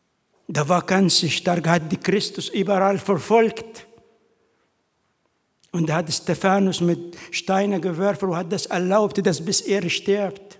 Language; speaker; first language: German; non-native, fluent; Arabic